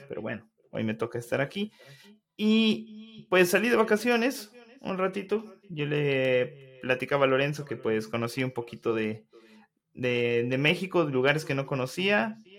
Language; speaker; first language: Spanish; native; Spanish